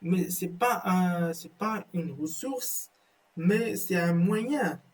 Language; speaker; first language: French; non-native, local second language; Arabic